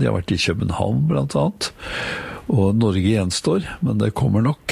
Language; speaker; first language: Norwegian; native; Norwegian